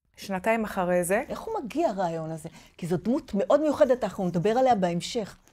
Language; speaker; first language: Hebrew; non-native, fluent; French